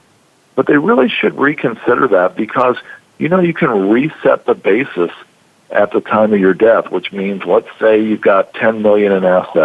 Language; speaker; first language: English; native; English